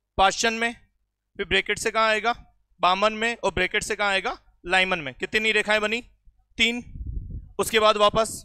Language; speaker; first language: Hindi; native; Hindi